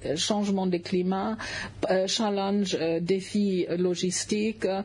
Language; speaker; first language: French; non-native, fluent; German